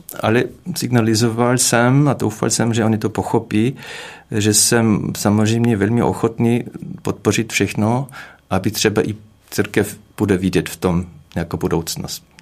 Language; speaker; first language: Czech; non-native, fluent; German